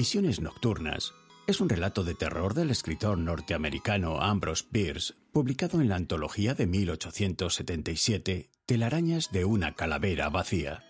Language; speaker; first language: Spanish; native; Spanish